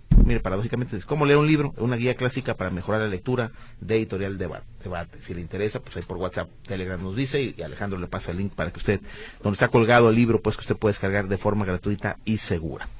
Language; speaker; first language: Spanish; native; Spanish